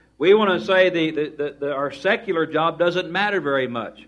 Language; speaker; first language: English; native; English